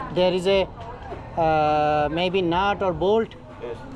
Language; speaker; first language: English; non-native, local second language; Bangla